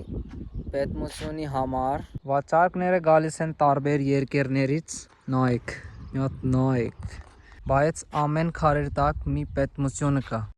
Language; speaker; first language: Armenian; non-native, learner; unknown